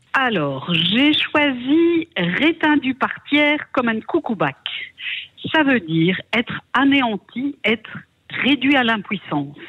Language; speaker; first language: French; native; French